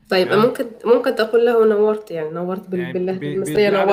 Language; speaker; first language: Arabic; native; Arabic